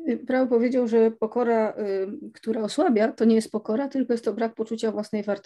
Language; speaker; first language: Polish; native; Polish